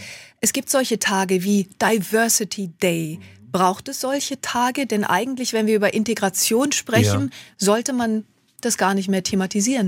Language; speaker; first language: German; native; German